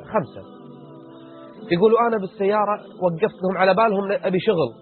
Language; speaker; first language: Arabic; native; Arabic